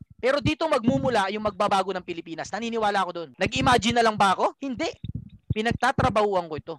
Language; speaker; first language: Filipino; native; Filipino